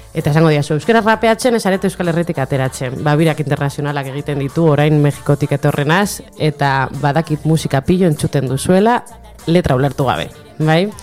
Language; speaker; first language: Basque; non-native, local second language; Spanish